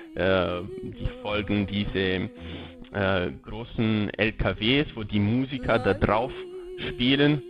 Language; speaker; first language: German; non-native, fluent; Portuguese